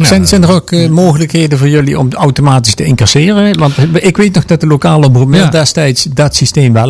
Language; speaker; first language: Dutch; native; Dutch